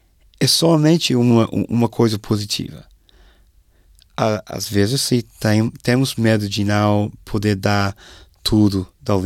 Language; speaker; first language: Portuguese; non-native, fluent; English